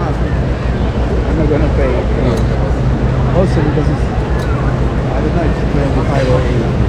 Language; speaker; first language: English; non-native, learner; Italian